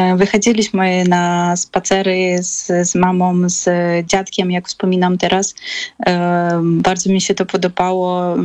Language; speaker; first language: Polish; non-native, fluent; Russian